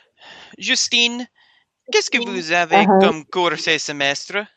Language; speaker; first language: French; non-native, learner; English